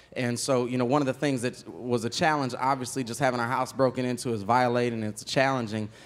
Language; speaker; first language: English; native; English